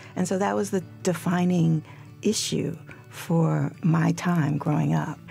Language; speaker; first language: English; native; English